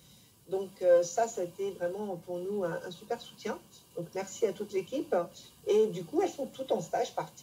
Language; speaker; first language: French; native; French